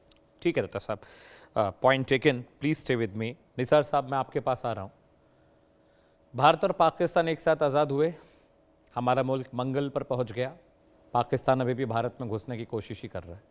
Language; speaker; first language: Hindi; native; Hindi